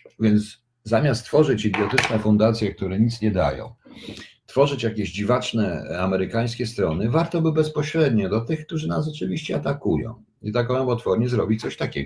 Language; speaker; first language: Polish; native; Polish